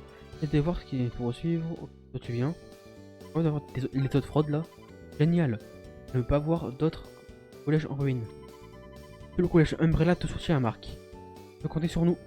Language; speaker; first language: French; native; French